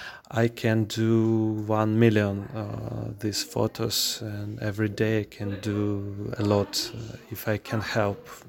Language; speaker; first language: English; non-native, learner; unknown